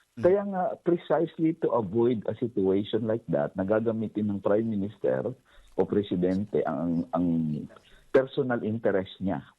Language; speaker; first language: Filipino; native; Filipino